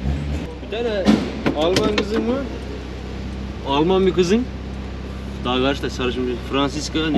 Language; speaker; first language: Turkish; native; Turkish